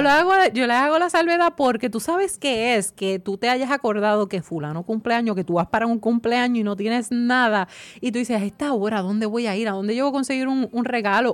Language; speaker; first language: Spanish; native; Spanish